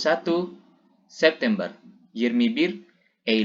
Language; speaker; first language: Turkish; non-native, fluent; Indonesian